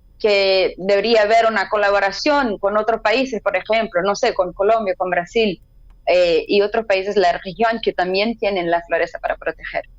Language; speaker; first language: Spanish; non-native, fluent; Portuguese